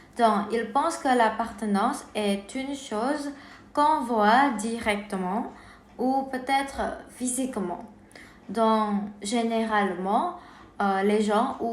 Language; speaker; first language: French; non-native, learner; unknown